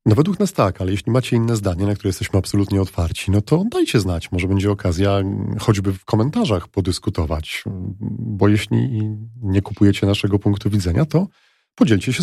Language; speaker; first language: Polish; native; Polish